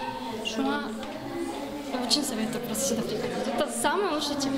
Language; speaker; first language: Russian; non-native, local second language; Tatar